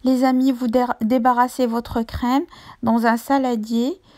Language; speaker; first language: French; non-native, local second language; Arabic